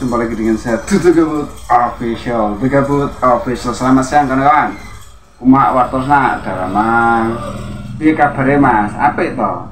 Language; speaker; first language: Indonesian; native; Indonesian